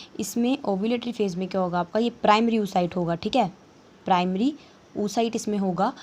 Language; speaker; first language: Hindi; native; Hindi